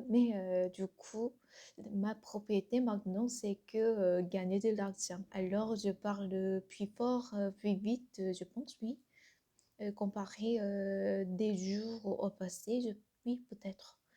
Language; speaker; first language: French; non-native, learner; Korean